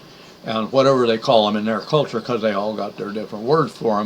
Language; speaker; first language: English; native; English